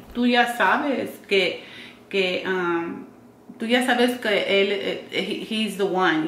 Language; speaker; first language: Spanish; non-native, learner; English